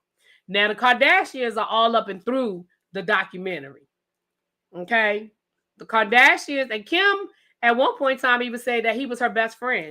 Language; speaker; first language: English; native; English